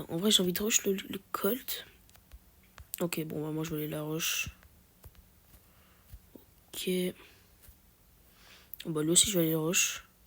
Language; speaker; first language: French; native; French